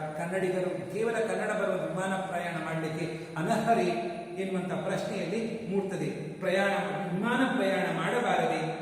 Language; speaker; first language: Kannada; native; Kannada